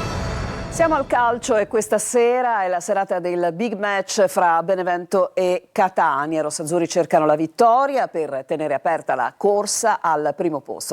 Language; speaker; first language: Italian; native; Italian